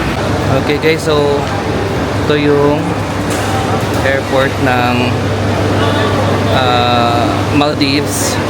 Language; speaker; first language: Filipino; non-native, local second language; Waray